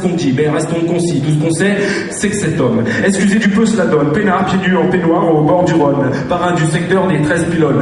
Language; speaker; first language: French; native; French